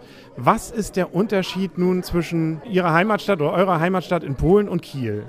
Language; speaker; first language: German; native; German